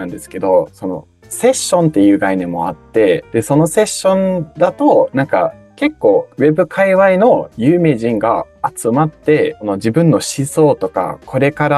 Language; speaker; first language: Japanese; native; Japanese